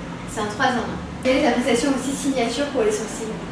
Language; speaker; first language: French; native; French